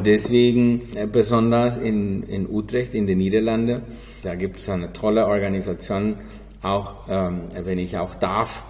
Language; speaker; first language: German; non-native, fluent; Spanish